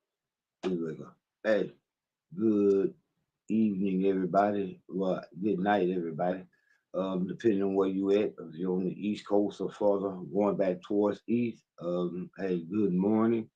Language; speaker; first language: English; native; English